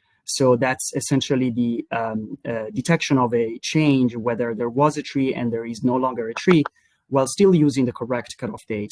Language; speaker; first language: English; non-native, fluent; Italian